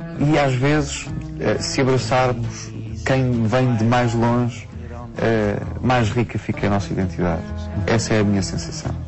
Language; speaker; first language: Portuguese; early bilingual, other home language; Persian